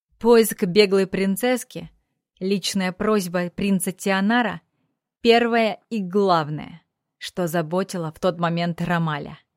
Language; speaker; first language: Russian; native; Russian